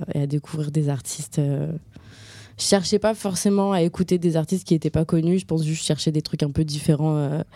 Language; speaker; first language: French; native; French